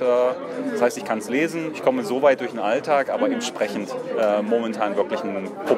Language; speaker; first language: German; native; German